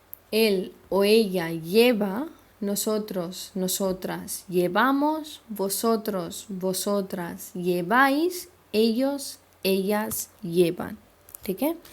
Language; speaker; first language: Spanish; non-native, fluent; Hindi